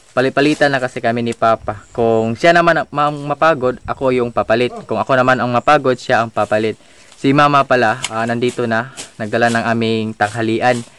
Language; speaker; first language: Filipino; non-native, local second language; Cebuano